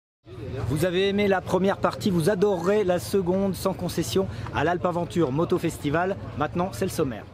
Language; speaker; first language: French; native; French